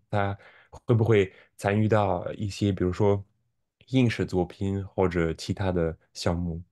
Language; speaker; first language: Chinese; non-native, fluent; French